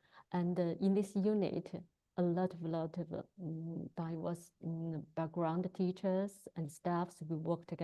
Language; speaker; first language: English; non-native, learner; Chinese